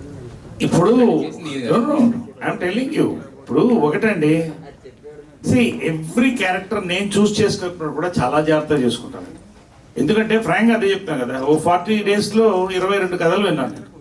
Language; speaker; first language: Telugu; native; Telugu